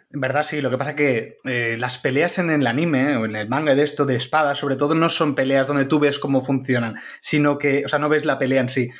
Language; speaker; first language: Spanish; native; Spanish